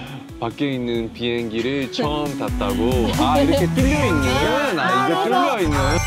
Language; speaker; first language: Korean; native; Korean